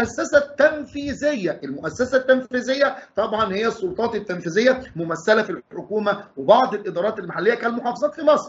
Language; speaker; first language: Arabic; native; Arabic